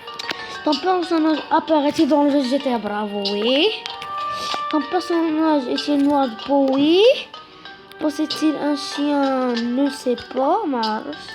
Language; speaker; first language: French; non-native, local second language; Arabic